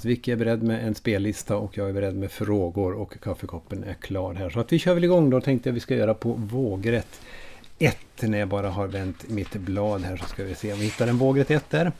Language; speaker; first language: Swedish; native; Swedish